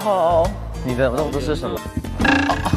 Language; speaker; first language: Chinese; non-native, learner; Thai